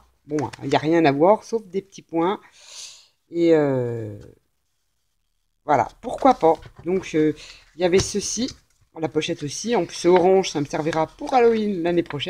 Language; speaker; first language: French; native; French